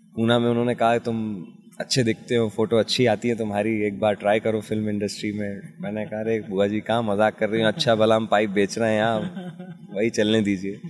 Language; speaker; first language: Hindi; native; Hindi